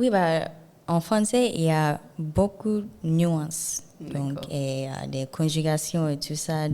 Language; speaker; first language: French; non-native, learner; Zulu